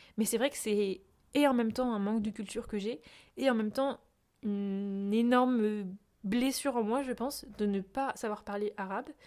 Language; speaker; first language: French; native; French